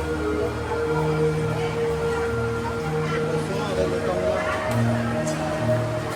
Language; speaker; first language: French; non-native, fluent; Thai